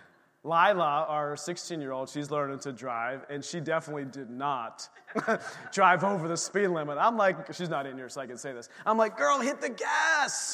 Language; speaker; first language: English; native; English